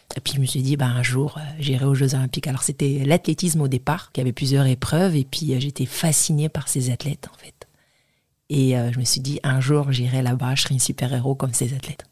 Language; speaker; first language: French; non-native, local second language; Arabic